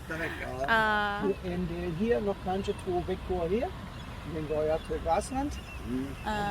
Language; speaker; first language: Swedish; non-native, learner; German